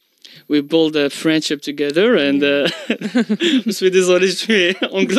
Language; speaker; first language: French; non-native, local second language; Arabic